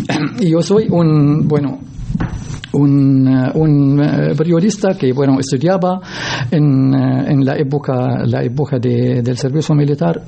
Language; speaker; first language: Spanish; non-native, learner; Arabic